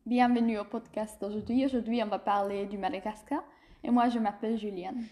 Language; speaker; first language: French; non-native, learner; German